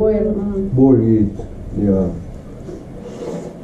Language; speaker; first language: English; non-native, learner; Japanese